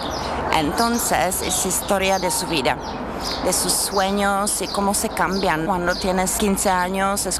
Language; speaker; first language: Spanish; non-native, fluent; Czech